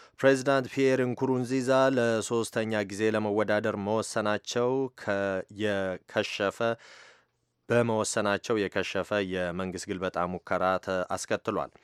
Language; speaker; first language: Amharic; native; Amharic